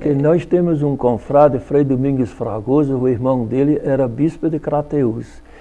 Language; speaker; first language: Portuguese; non-native, fluent; Dutch